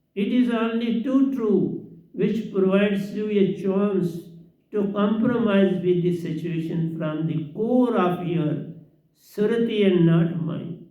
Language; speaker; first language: English; non-native, local second language; Hindi